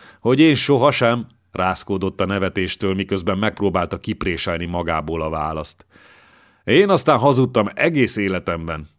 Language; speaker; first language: Hungarian; native; Hungarian